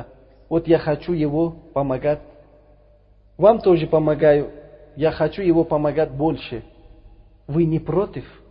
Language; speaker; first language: Russian; non-native, learner; Uzbek